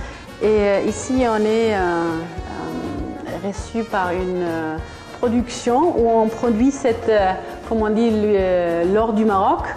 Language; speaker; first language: French; non-native, fluent; German